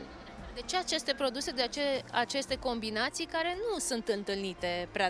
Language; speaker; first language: Romanian; native; Romanian